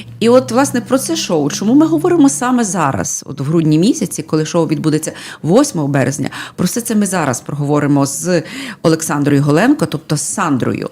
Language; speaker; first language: Ukrainian; native; Ukrainian